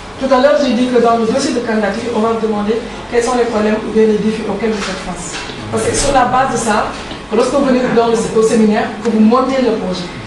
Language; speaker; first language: French; non-native, local second language; Wolof